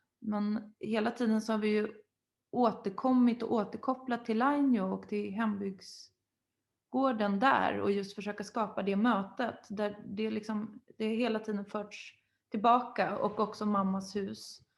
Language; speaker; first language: Swedish; native; Swedish